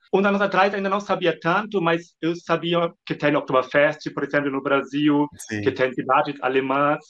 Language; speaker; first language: Portuguese; non-native, fluent; German